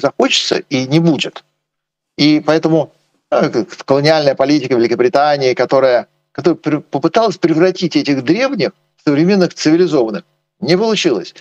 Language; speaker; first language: Russian; native; Russian